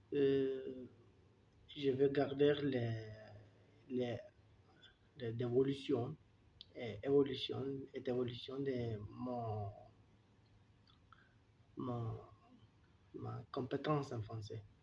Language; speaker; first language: French; non-native, learner; Turkish